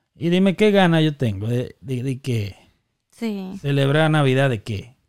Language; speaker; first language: Spanish; native; Spanish